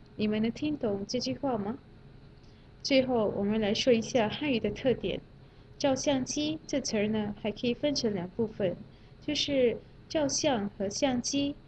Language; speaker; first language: Chinese; non-native, fluent; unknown